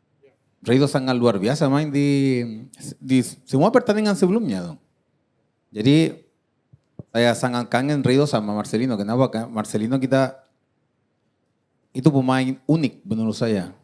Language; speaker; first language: Indonesian; non-native, fluent; Dutch